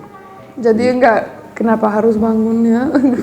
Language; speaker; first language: Indonesian; non-native, fluent; Romanian